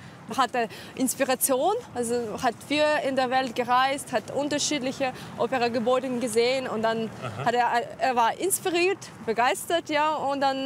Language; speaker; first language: German; non-native, fluent; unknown